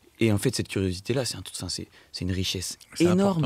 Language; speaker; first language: French; native; French